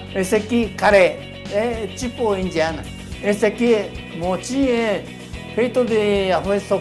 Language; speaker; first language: Portuguese; non-native, learner; Japanese